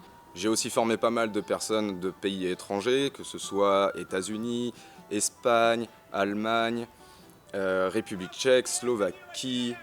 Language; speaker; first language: French; native; French